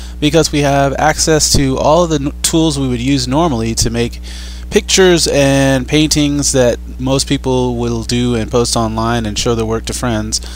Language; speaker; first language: English; native; English